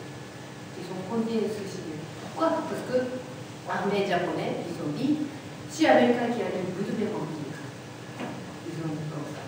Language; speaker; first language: French; non-native, learner; Japanese